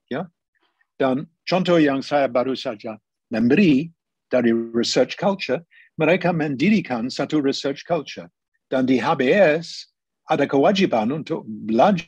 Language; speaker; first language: Indonesian; non-native, fluent; English